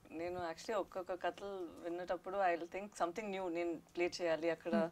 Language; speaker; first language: Telugu; non-native, learner; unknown